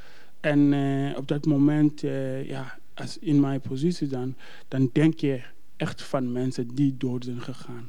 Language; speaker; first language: Dutch; non-native, fluent; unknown